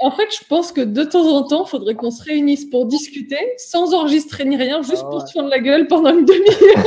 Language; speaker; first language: French; native; French